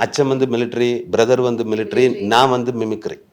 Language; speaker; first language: Tamil; non-native, learner; Malayalam